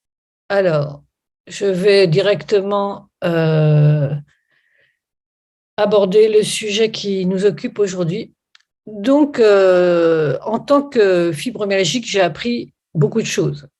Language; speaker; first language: French; native; French